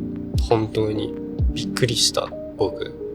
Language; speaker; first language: Japanese; non-native, learner; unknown